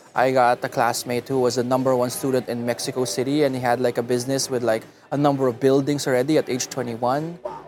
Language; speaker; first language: English; non-native, local second language; Filipino